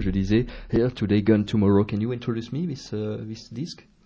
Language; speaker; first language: English; non-native, learner; French